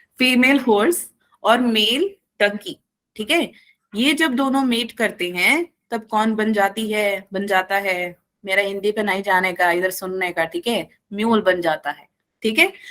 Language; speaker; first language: Hindi; non-native, local second language; Malayalam